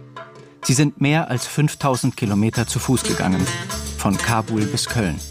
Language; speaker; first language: German; native; German